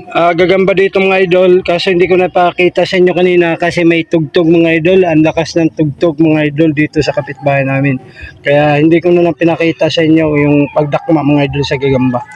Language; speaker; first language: Filipino; non-native, local second language; Cebuano